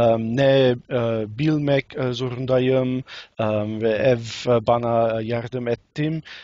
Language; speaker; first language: Turkish; non-native, learner; English